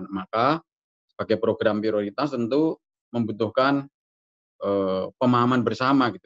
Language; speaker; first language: Indonesian; native; Indonesian